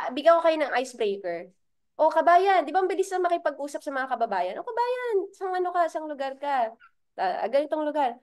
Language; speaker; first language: Filipino; native; Filipino